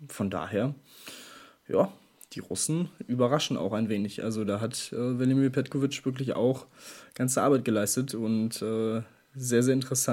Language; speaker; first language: German; native; German